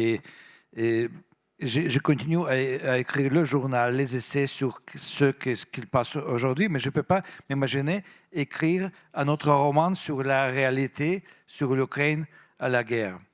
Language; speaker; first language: French; non-native, fluent; Russian